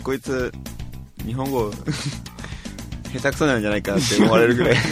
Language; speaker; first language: Japanese; non-native, fluent; Portuguese